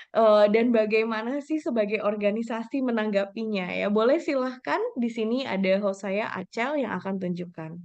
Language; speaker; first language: Indonesian; native; Indonesian